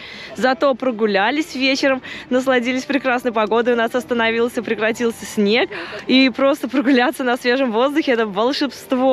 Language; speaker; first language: Russian; native; Russian